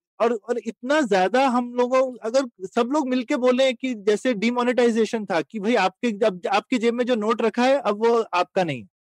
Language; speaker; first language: Hindi; native; Hindi